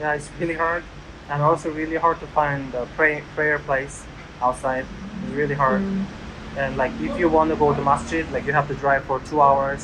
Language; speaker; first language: English; non-native, learner; Korean